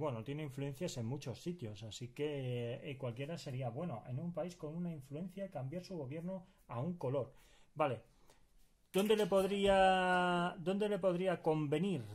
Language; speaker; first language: Spanish; native; Spanish